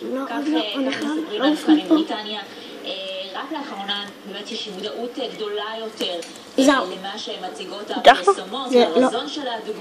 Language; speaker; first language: Hebrew; native; Hebrew